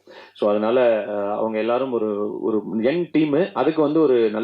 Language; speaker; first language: Tamil; native; Tamil